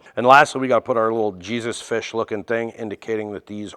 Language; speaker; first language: English; native; English